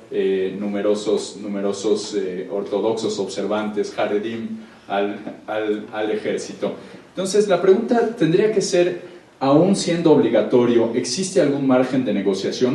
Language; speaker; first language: Spanish; native; Spanish